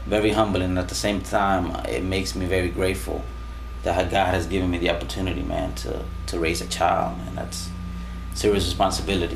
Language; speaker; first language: English; early bilingual, other home language; Spanish